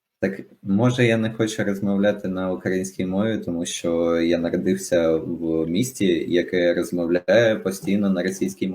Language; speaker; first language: Ukrainian; non-native, local second language; Russian